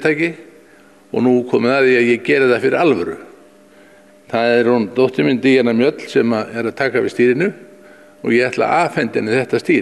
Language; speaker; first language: Icelandic; native; Icelandic